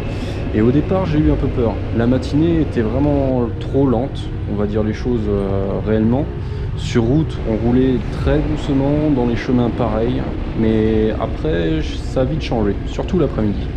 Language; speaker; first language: French; native; French